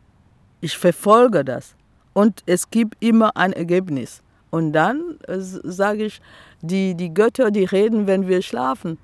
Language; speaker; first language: German; non-native, fluent; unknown